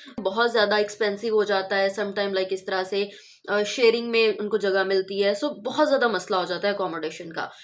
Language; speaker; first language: Urdu; non-native, local second language; Punjabi